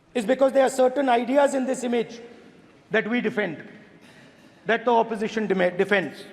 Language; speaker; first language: English; non-native, local second language; Hindi